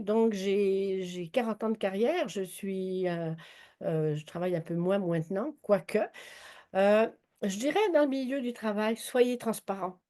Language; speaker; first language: French; native; French